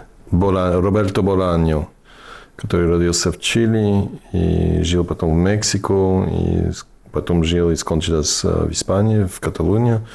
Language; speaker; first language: Russian; non-native, fluent; English